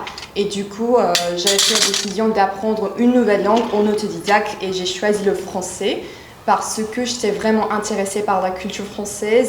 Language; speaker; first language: French; non-native, fluent; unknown